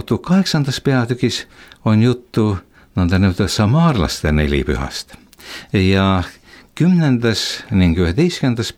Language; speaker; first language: Estonian; native; Estonian